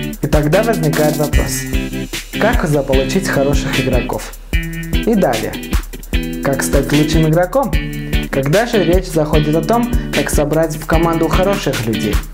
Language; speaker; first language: Russian; non-native, fluent; Armenian